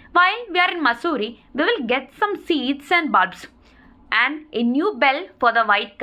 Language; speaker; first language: English; non-native, local second language; Malayalam